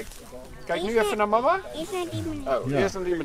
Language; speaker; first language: Dutch; native; Dutch